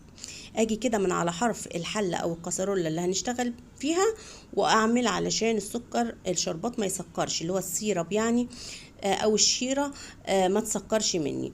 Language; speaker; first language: Arabic; native; Arabic